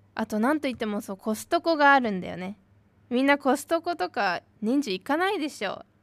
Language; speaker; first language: Japanese; native; Japanese